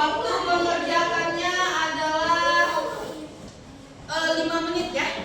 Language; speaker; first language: Indonesian; native; Indonesian